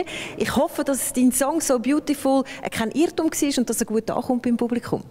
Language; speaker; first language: German; native; German